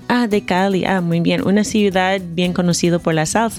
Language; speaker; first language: Spanish; non-native, fluent; English